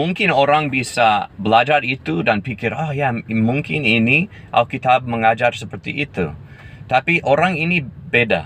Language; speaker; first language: Indonesian; non-native, fluent; English